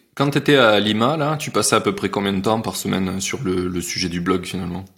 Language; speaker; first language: French; native; French